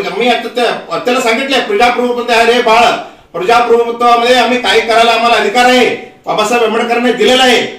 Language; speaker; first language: Marathi; non-native, local second language; Kannada